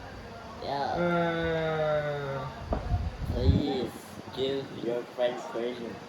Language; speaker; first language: English; non-native, learner; Indonesian